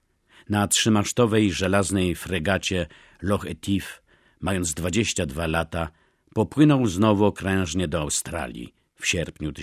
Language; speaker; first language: Polish; native; Polish